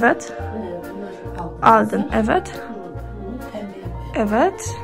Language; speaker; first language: Turkish; non-native, learner; Polish